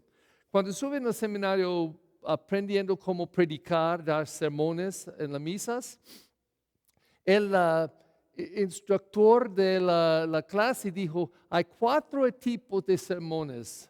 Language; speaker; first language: Spanish; non-native, fluent; English